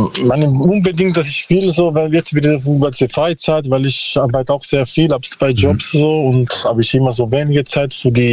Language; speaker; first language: German; non-native, learner; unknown